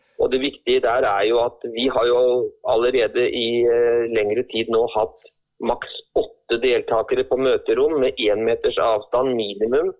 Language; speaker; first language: Norwegian; native; Norwegian